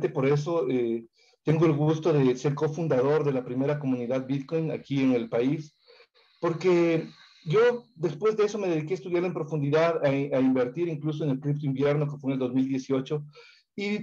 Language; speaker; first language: Spanish; native; Spanish